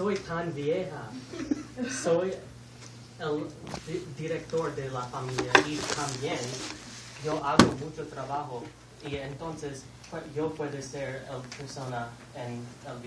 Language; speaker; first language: Spanish; non-native, learner; English